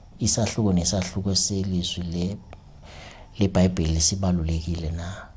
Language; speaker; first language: Zulu; native; Zulu